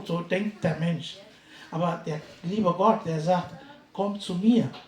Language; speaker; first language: German; non-native, fluent; Tamil